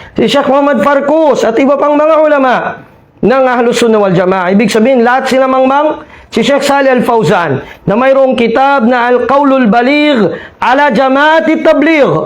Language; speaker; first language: Filipino; non-native, local second language; Maranao